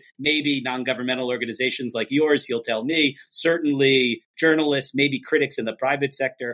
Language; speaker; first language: English; native; English